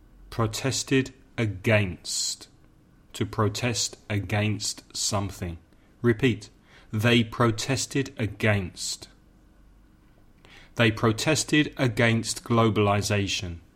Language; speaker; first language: English; native; English